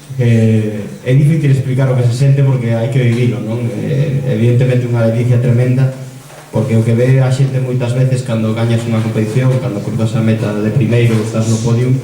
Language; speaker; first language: Galician; native; Galician